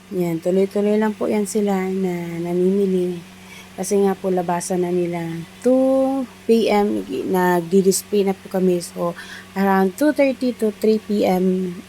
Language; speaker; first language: Filipino; non-native, local second language; Iloko